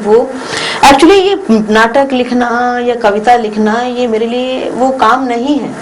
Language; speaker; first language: Hindi; non-native, local second language; Punjabi